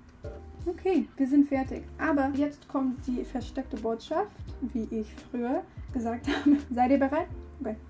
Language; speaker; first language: German; non-native, learner; English